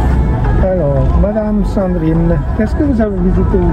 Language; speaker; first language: French; non-native, fluent; Hindi